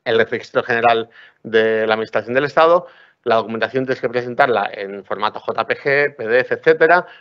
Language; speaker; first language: Spanish; non-native, local second language; Catalan